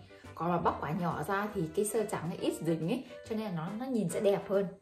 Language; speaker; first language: Vietnamese; native; Vietnamese